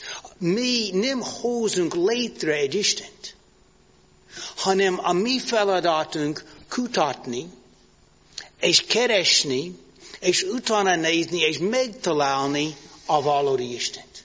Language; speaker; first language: Hungarian; non-native, learner; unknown